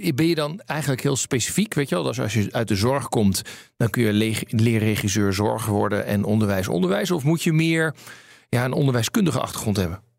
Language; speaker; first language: Dutch; native; Dutch